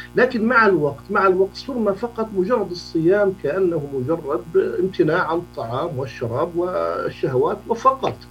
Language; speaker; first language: Arabic; native; Arabic